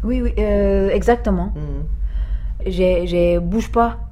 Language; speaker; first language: French; non-native, learner; Turkish